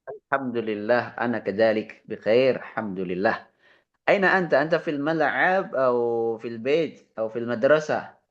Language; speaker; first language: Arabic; non-native, fluent; Indonesian